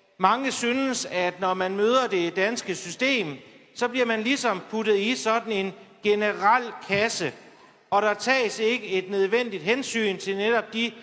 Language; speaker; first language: Danish; native; Danish